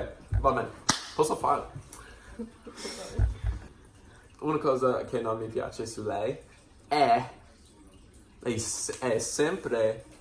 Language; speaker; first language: Italian; non-native, learner; English